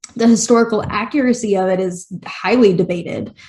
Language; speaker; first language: English; native; English